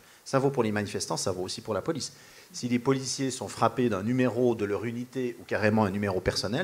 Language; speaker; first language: French; native; French